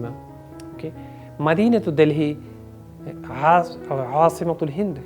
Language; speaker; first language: Arabic; non-native, fluent; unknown